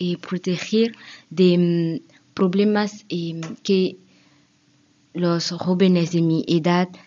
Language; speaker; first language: Spanish; non-native, learner; French